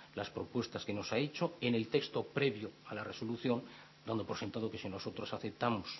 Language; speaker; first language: Spanish; non-native, local second language; Galician